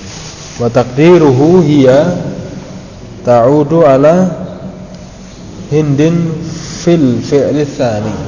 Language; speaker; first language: Arabic; non-native, fluent; Indonesian